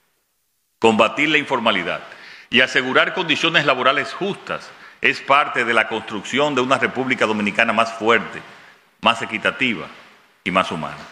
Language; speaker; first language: Spanish; native; Spanish